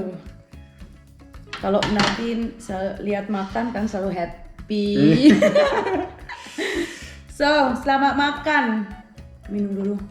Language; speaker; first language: Indonesian; early bilingual, heritage; Indonesian